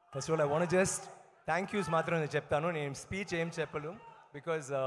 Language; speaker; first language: Telugu; non-native, learner; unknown